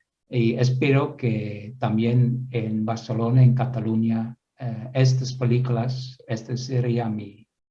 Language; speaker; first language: Spanish; non-native, fluent; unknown